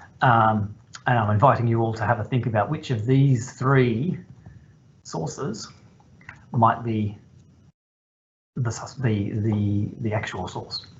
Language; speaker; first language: English; native; English